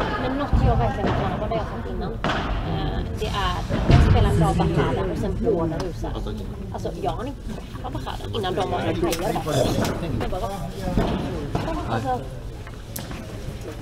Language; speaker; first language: Swedish; native; Swedish